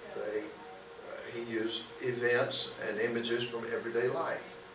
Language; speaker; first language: English; native; English